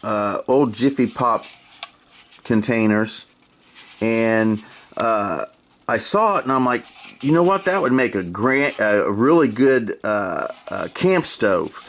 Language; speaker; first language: English; native; English